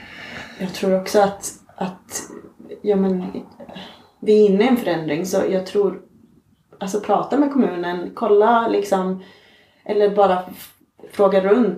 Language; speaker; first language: Swedish; native; Swedish